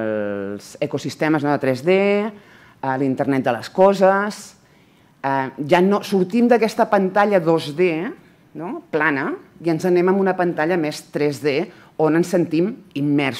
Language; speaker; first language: Catalan; native; Catalan